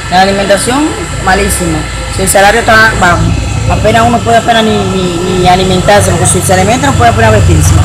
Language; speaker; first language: Spanish; native; Spanish